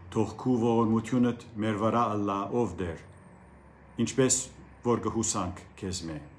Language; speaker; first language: Armenian; early bilingual, heritage; Armenian